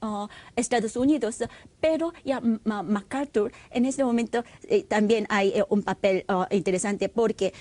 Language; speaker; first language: Spanish; non-native, fluent; Korean